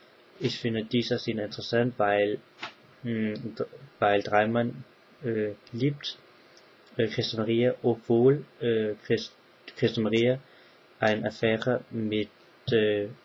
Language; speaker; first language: German; non-native, learner; English